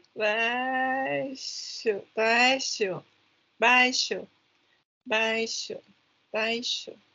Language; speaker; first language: Portuguese; non-native, learner; Spanish